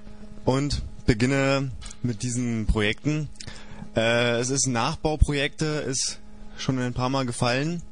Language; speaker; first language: German; native; German